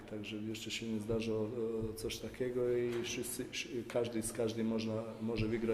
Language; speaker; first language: Polish; non-native, fluent; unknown